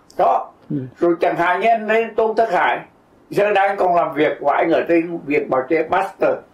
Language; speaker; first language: Vietnamese; native; Vietnamese